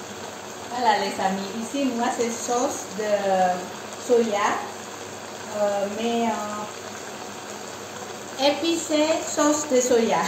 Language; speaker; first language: French; non-native, learner; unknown